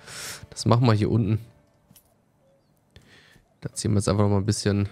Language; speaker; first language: German; native; German